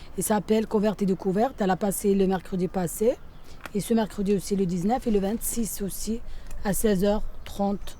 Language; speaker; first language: French; non-native, local second language; Arabic